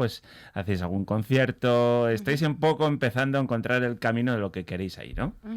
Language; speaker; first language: Spanish; native; Spanish